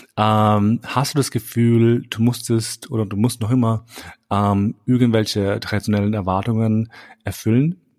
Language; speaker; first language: German; early bilingual, other home language; Albanian